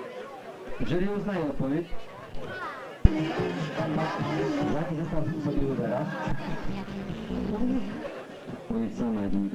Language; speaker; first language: Polish; non-native, local second language; Rusyn